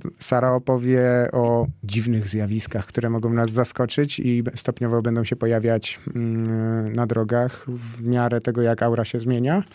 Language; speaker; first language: Polish; native; Polish